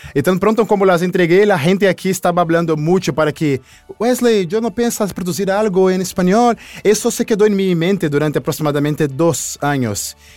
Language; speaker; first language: Spanish; non-native, learner; Portuguese